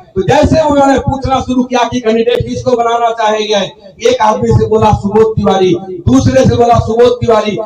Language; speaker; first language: Hindi; native; Hindi